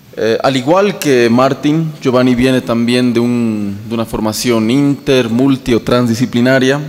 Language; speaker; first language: Spanish; native; Spanish